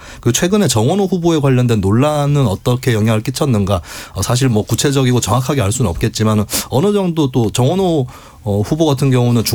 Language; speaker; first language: Korean; native; Korean